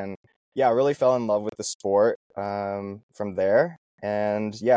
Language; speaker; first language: English; native; English